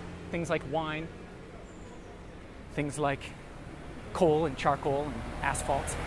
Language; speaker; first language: English; native; English